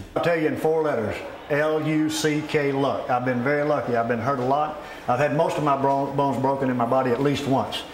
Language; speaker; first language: English; native; English